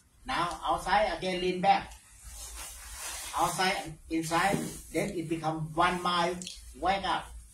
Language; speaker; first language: English; non-native, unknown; Thai